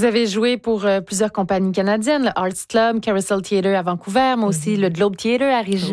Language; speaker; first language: French; native; French